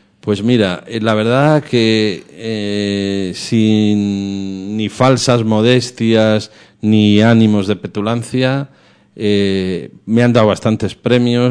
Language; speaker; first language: Spanish; native; Spanish